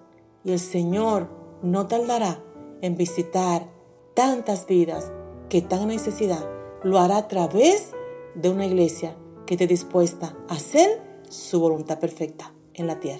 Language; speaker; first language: Spanish; native; Spanish